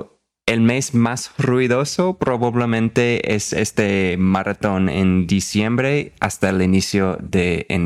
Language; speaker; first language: Spanish; non-native, fluent; English